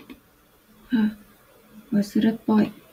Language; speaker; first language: Japanese; non-native, fluent; Vietnamese